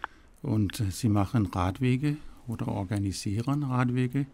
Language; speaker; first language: German; non-native, fluent; Danish